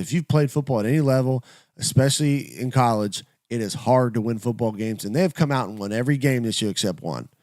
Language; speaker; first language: English; native; English